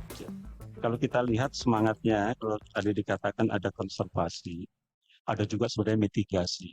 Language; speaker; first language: Indonesian; native; Indonesian